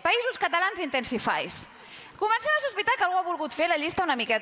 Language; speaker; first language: Catalan; native; Catalan